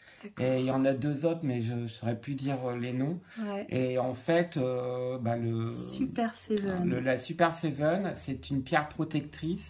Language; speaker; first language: French; native; French